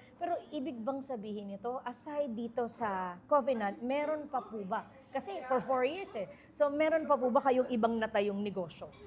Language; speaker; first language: Filipino; native; Filipino